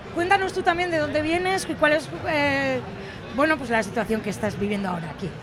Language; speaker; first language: Spanish; native; Spanish